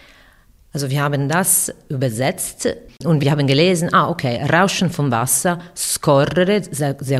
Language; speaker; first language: German; non-native, fluent; Italian